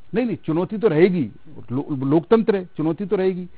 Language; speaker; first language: Hindi; native; Hindi